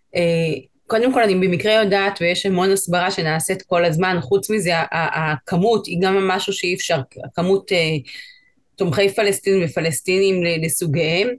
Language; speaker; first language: Hebrew; non-native, fluent; Spanish